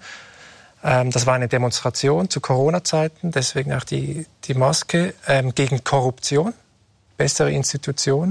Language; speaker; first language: German; native; German